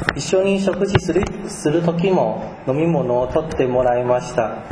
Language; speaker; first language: Japanese; non-native, fluent; Chinese